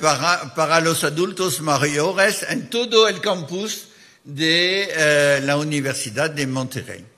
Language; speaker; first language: Spanish; non-native, fluent; French